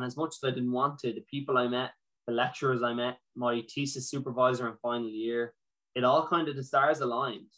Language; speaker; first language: English; native; English